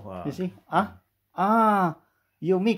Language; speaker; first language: English; non-native, local second language; Filipino